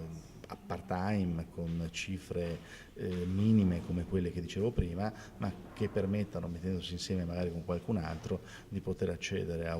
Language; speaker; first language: Italian; native; Italian